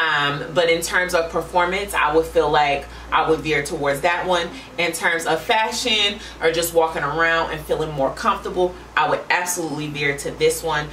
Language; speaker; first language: English; native; English